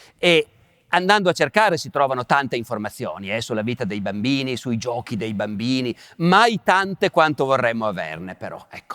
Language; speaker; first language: Italian; native; Italian